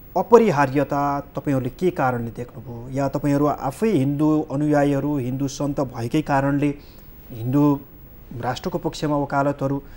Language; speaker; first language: Nepali; native; Nepali